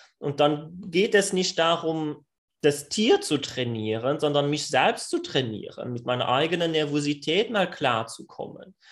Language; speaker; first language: German; non-native, fluent; French